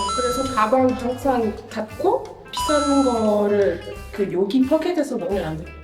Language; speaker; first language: Korean; non-native, fluent; French